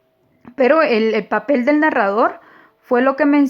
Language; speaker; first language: Spanish; native; Spanish